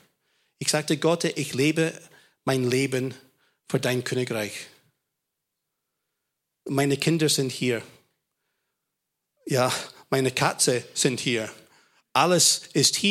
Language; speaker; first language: German; non-native, fluent; English